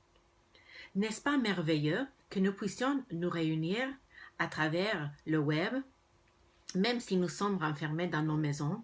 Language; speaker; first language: French; non-native, fluent; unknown